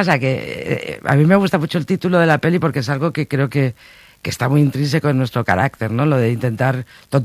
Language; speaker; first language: Spanish; native; Spanish